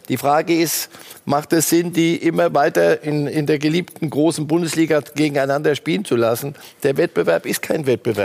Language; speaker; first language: German; native; German